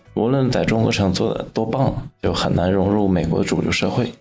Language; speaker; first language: Chinese; native; Chinese